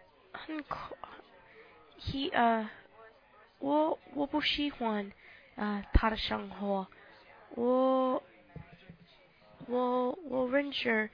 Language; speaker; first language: Chinese; non-native, learner; English